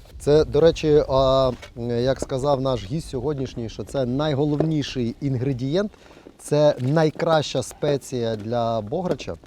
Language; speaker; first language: Ukrainian; native; Ukrainian